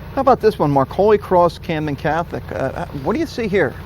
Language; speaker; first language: English; native; English